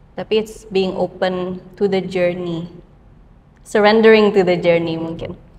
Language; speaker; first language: English; non-native, fluent; Indonesian